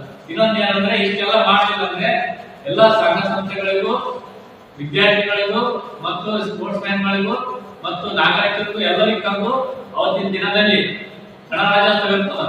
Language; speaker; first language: Kannada; native; Kannada